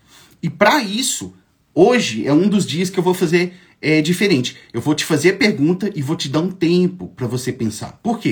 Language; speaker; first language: Portuguese; native; Portuguese